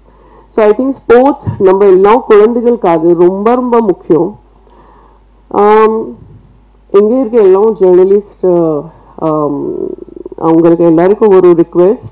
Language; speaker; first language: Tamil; non-native, fluent; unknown